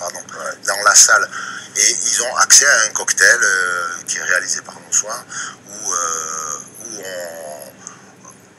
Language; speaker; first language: French; native; French